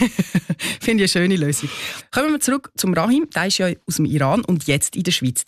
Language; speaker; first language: German; native; German